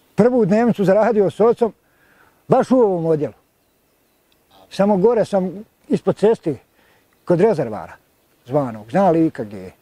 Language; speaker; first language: Bosnian; native; Bosnian